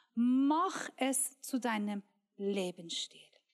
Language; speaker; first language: German; non-native, learner; Persian